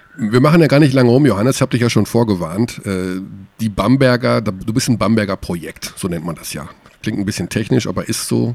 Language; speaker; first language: German; native; German